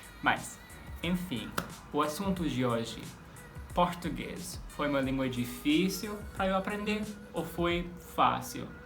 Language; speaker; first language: Portuguese; non-native, fluent; English